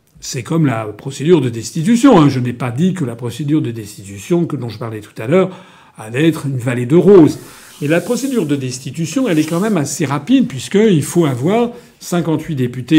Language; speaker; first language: French; native; French